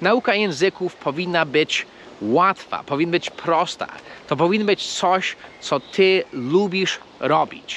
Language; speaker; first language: Polish; non-native, fluent; English